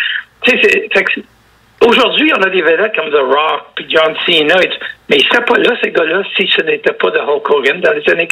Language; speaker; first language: French; native; French